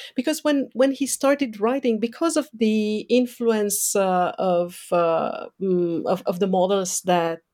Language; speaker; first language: English; non-native, fluent; Romanian